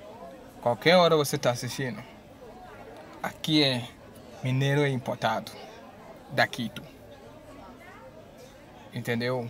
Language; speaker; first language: Portuguese; non-native, fluent; English